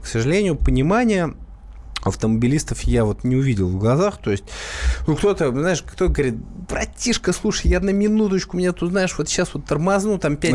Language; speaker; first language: Russian; native; Russian